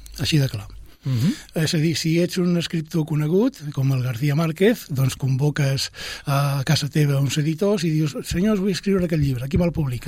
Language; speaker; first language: Catalan; non-native, local second language; Spanish